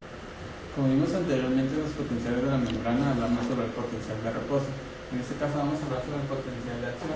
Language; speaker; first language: Spanish; native; Spanish